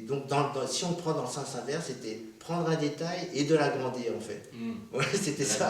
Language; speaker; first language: French; early bilingual, other home language; Korean